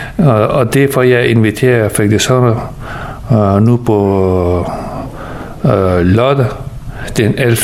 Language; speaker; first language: Danish; early bilingual, other home language; Persian